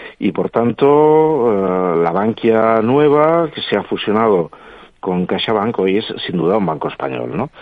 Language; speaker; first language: Spanish; non-native, local second language; Catalan